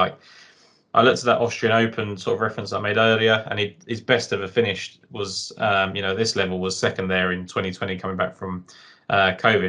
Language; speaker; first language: English; native; English